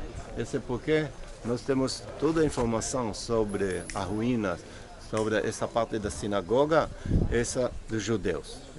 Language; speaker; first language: Portuguese; non-native, fluent; Hebrew